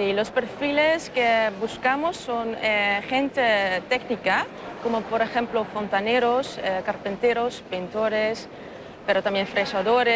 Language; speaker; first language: Spanish; non-native, fluent; Dutch